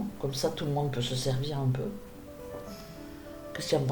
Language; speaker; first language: French; native; French